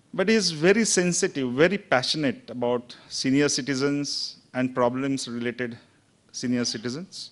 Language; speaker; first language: English; non-native, local second language; Marathi